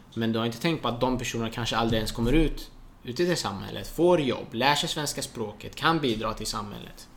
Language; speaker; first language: Swedish; early bilingual, other home language; Persian